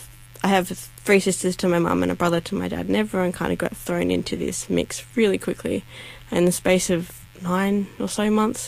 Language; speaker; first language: English; native; English